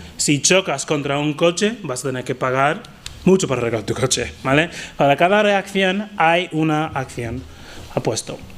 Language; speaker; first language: Spanish; non-native, fluent; English